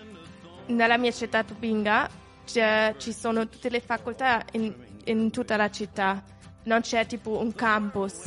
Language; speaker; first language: Italian; non-native, fluent; German